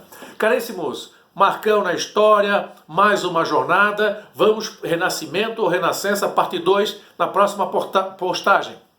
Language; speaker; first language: Portuguese; native; Portuguese